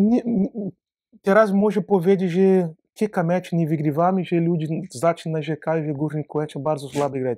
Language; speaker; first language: Polish; non-native, learner; Portuguese